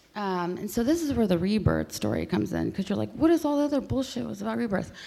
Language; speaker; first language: English; native; English